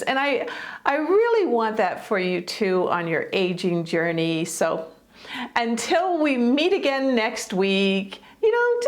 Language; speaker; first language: English; native; English